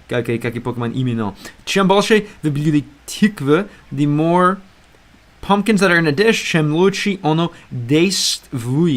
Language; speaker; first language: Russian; non-native, learner; English